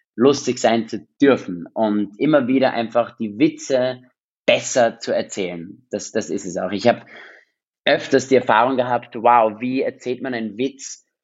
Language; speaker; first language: German; non-native, local second language; English